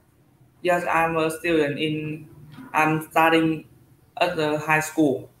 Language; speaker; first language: English; non-native, learner; Vietnamese